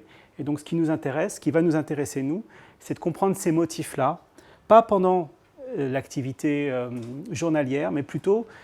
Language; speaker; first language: French; native; French